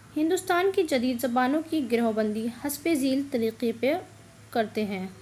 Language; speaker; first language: Urdu; native; Urdu